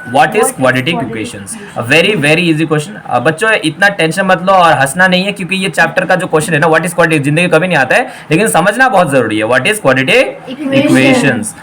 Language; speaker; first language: Hindi; non-native, local second language; Bangla